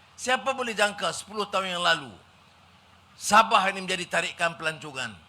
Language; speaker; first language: Malay; native; Malay